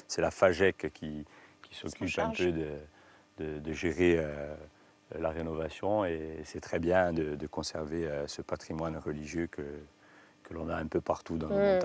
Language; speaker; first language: French; native; French